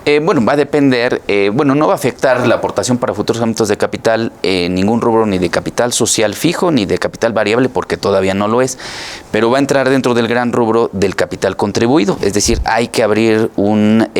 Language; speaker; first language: Spanish; native; Spanish